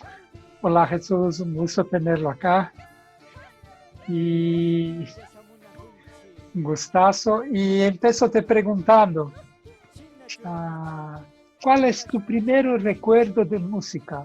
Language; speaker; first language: Spanish; non-native, fluent; Portuguese